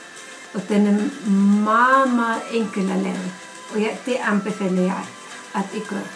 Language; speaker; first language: Danish; non-native, fluent; Icelandic